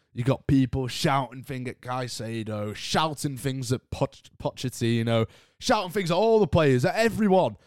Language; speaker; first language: English; native; English